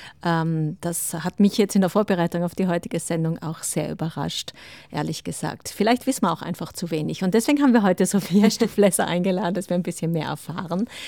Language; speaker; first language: German; native; German